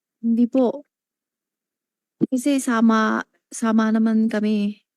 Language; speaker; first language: Filipino; non-native, local second language; Chinese